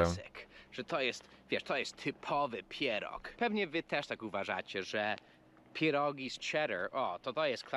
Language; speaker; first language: Polish; non-native, fluent; English